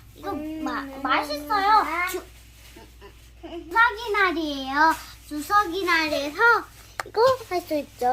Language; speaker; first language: Korean; early bilingual, other home language; Telugu